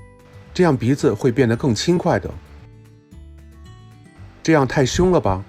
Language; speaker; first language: Chinese; native; Chinese